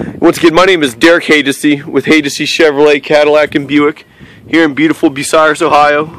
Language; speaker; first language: English; native; English